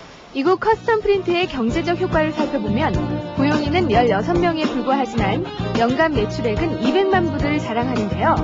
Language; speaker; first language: Korean; native; Korean